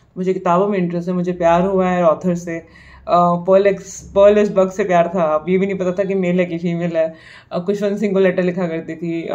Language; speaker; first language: Hindi; native; Hindi